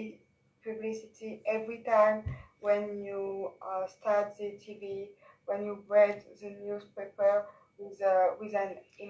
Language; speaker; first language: English; non-native, learner; French